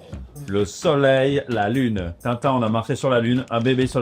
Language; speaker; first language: French; native; French